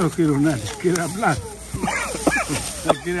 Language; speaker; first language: Spanish; non-native, learner; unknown